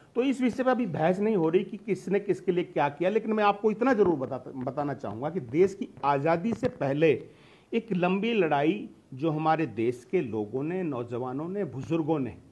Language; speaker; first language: Hindi; native; Hindi